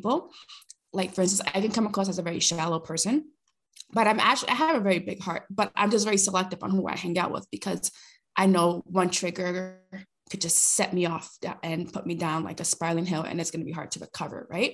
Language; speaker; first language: English; early bilingual, other home language; Spanish